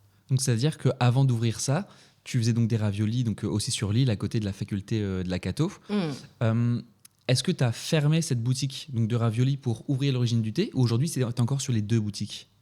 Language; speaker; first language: French; native; French